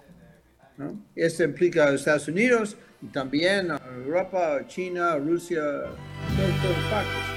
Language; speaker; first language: Spanish; non-native, fluent; English